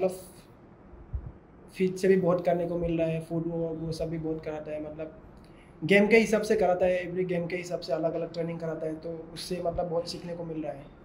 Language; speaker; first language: Hindi; non-native, local second language; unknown